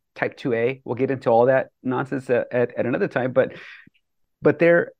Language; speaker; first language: English; native; English